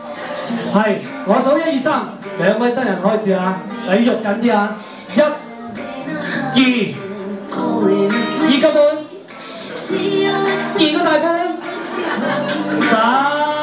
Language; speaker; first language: Cantonese; native; Cantonese